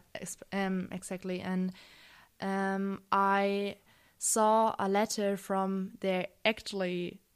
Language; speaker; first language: English; non-native, fluent; German